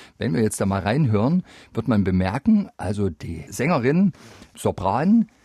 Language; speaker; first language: German; native; German